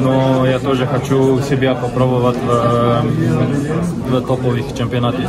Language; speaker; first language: Russian; non-native, fluent; Slovenian